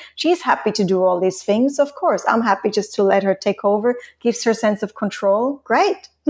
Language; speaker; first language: English; non-native, fluent; Swiss German